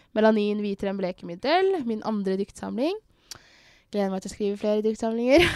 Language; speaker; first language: Norwegian; early bilingual, other home language; Somali